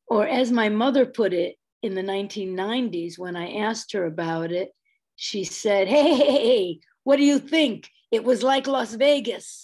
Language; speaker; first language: English; native; English